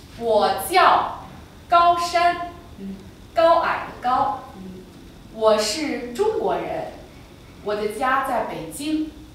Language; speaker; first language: Chinese; native; Chinese